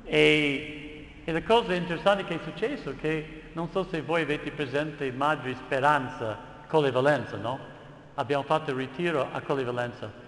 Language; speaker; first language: Italian; non-native, fluent; English